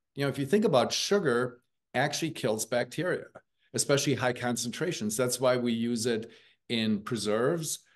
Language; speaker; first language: English; early bilingual, other home language; German